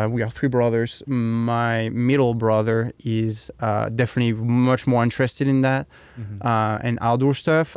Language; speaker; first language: English; non-native, fluent; French